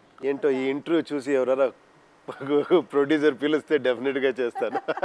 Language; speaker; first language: Telugu; non-native, local second language; Kannada